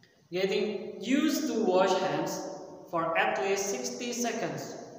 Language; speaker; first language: English; non-native, fluent; Indonesian